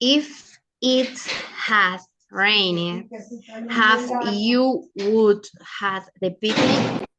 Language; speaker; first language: English; non-native, learner; Spanish